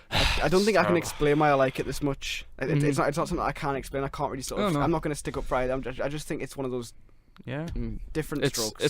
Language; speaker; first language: English; native; English